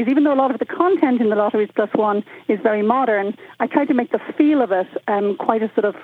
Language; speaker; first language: English; native; English